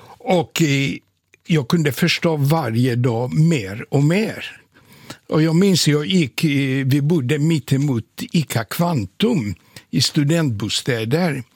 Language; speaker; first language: Swedish; non-native, fluent; Polish